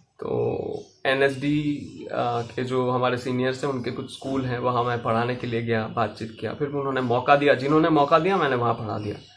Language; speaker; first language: Hindi; non-native, local second language; Bangla